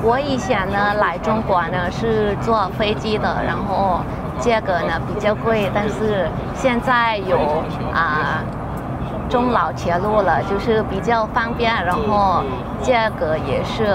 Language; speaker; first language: Chinese; non-native, fluent; Lao